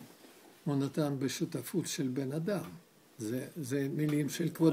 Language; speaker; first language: Hebrew; non-native, learner; Russian